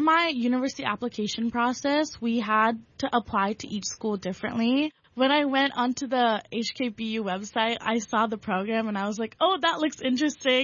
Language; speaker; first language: English; non-native, local second language; Bangla